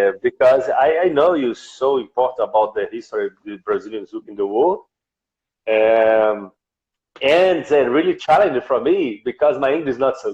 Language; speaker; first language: English; non-native, learner; Portuguese